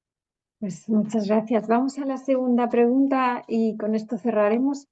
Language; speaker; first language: Spanish; native; Spanish